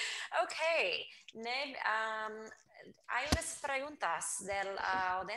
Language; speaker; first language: Spanish; non-native, fluent; English